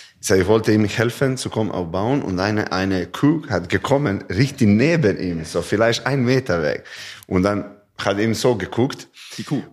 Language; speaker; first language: German; non-native, learner; Serbian